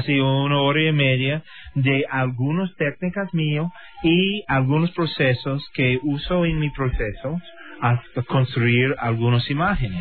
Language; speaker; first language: Spanish; non-native, learner; English